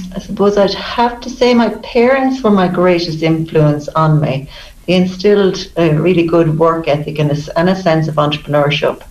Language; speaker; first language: English; native; English